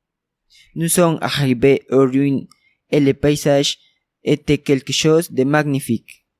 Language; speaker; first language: French; non-native, learner; Spanish